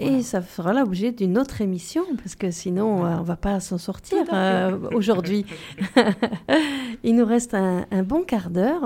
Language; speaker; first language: French; native; French